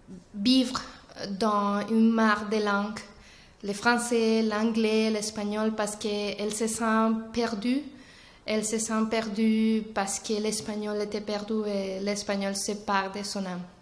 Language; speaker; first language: French; non-native, learner; Spanish